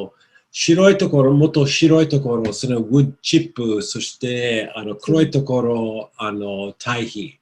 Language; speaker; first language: Japanese; non-native, learner; English